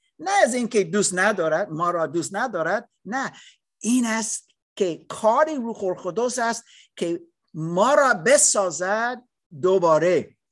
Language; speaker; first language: Persian; non-native, learner; English